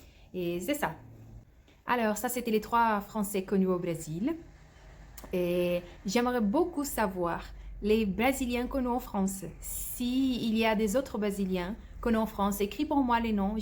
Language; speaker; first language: French; non-native, fluent; Portuguese